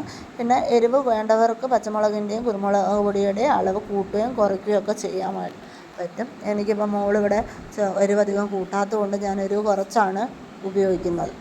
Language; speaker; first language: Malayalam; native; Malayalam